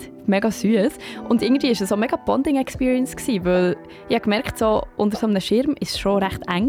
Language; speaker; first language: German; native; German